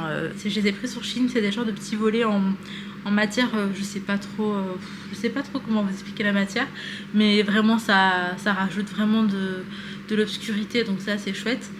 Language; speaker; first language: French; native; French